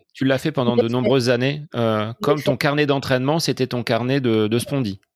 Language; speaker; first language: French; native; French